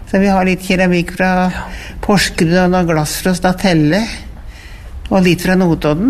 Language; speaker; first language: Norwegian; native; Norwegian